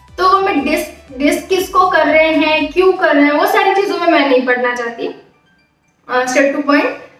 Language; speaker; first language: Hindi; non-native, local second language; Marathi